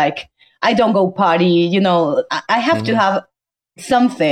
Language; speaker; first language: English; non-native, fluent; Spanish